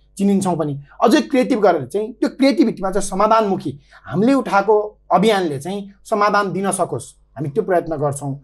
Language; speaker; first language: Nepali; native; Nepali